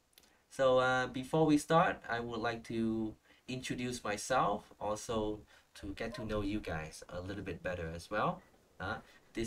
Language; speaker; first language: English; non-native, fluent; Vietnamese